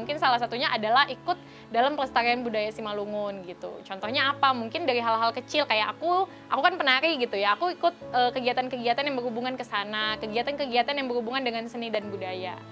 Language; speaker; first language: Indonesian; native; Indonesian